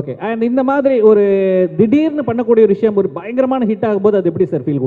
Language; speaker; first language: Tamil; native; Tamil